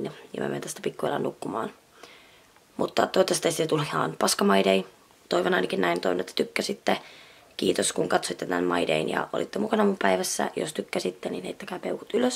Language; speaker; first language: Finnish; native; Finnish